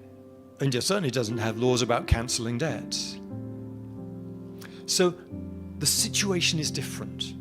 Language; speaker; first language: English; native; English